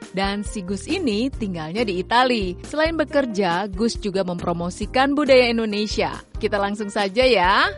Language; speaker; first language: Indonesian; native; Indonesian